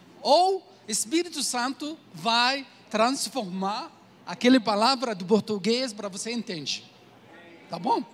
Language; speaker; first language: Portuguese; non-native, learner; Arabic